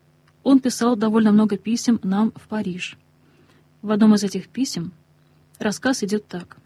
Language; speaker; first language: Russian; native; Russian